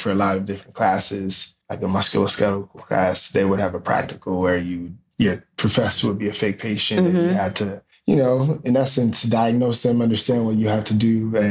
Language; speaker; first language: English; native; English